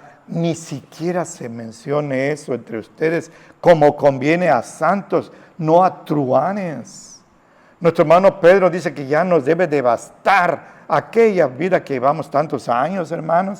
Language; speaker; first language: Spanish; native; Spanish